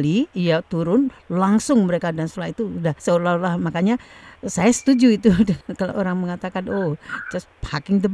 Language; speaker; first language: Indonesian; native; Indonesian